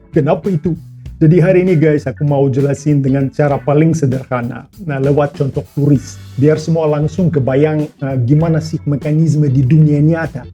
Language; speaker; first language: Indonesian; non-native, fluent; Russian